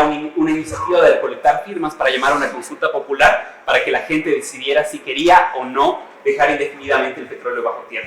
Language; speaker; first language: Spanish; native; Spanish